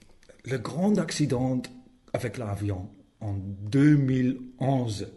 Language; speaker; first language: French; non-native, learner; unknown